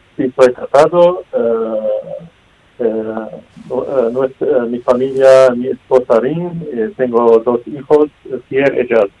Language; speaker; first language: Spanish; non-native, learner; Arabic